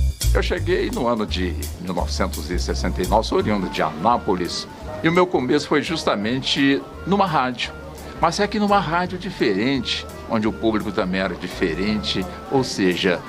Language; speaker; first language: Portuguese; native; Portuguese